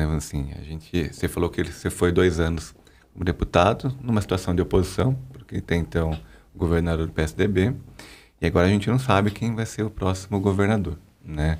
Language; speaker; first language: Portuguese; native; Portuguese